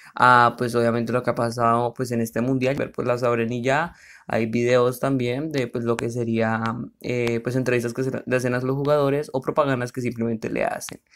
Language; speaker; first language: Spanish; native; Spanish